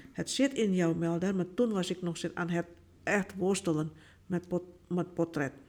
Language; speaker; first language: Dutch; non-native, fluent; Indonesian